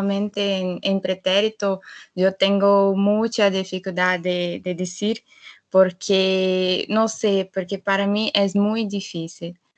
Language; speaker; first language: Spanish; non-native, learner; Portuguese